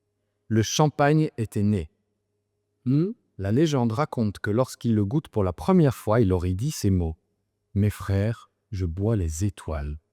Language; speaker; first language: French; native; French